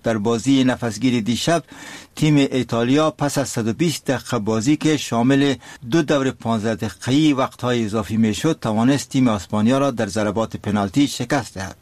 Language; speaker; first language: Persian; native; Persian